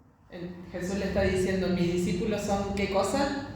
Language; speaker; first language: Spanish; native; Spanish